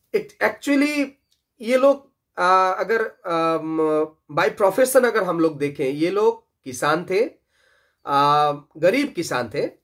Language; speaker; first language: Hindi; non-native, local second language; Bangla